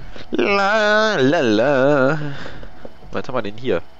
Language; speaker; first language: German; native; German